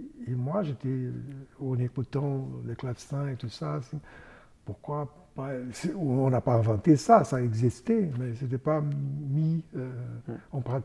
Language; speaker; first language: French; non-native, fluent; Portuguese